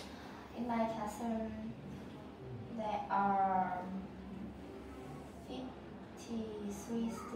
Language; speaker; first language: English; non-native, learner; Vietnamese